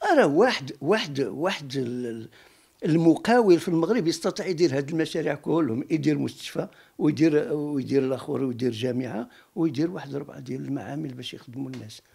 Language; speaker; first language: Arabic; non-native, local second language; Riffian